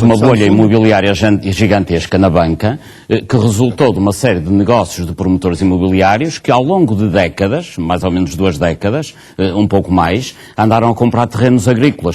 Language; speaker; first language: Portuguese; native; Portuguese